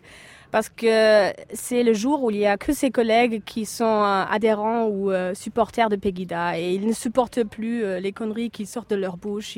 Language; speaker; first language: French; non-native, fluent; German